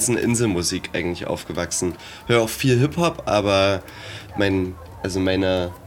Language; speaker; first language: German; native; German